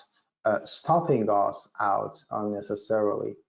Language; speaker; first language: English; non-native, fluent; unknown